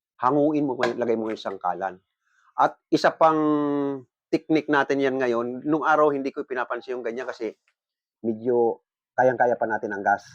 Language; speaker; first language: Filipino; non-native, local second language; Bikol